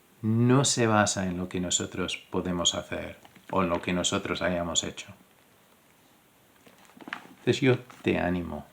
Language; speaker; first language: Spanish; non-native, fluent; English